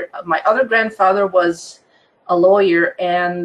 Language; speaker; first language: English; non-native, fluent; Croatian